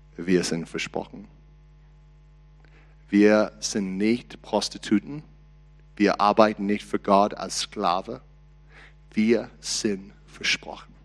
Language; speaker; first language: German; non-native, learner; English